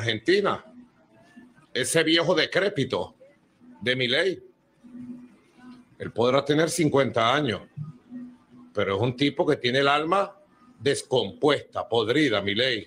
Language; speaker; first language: Spanish; native; Spanish